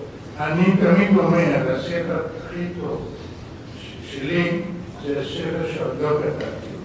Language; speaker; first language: Hebrew; non-native, fluent; Arabic